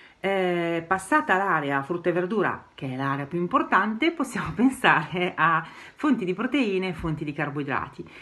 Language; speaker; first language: Italian; native; Italian